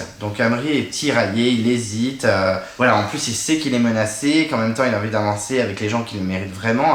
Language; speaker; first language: French; native; French